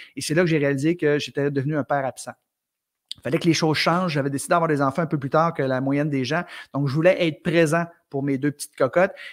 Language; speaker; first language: French; native; French